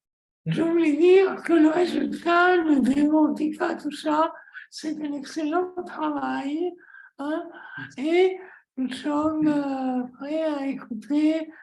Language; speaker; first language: French; non-native, fluent; Greek